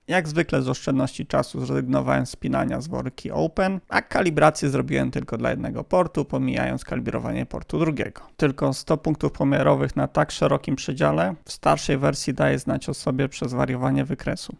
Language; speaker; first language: Polish; native; Polish